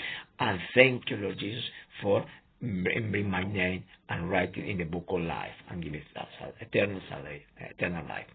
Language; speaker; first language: English; non-native, fluent; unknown